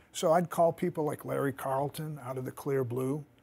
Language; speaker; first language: English; native; English